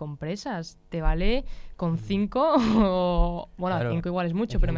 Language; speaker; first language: Spanish; native; Spanish